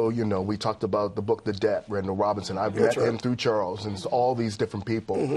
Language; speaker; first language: English; native; English